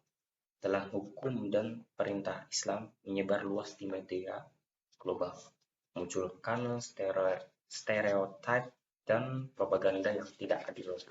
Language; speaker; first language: Indonesian; native; Indonesian